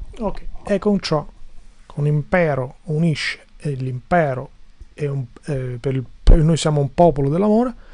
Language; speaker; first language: Italian; non-native, fluent; Albanian